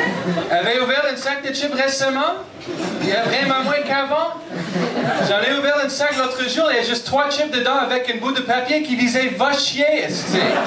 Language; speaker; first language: French; non-native, local second language; English